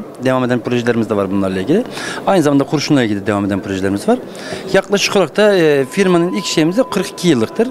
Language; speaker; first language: Turkish; native; Turkish